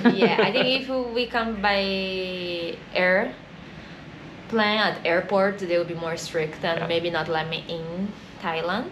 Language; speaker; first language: English; non-native, fluent; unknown